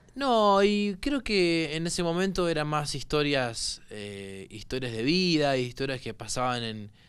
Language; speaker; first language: Spanish; native; Spanish